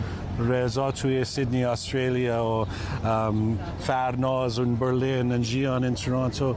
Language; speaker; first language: Persian; early bilingual, heritage; English